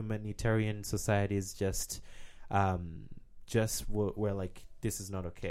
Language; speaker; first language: English; non-native, local second language; Swahili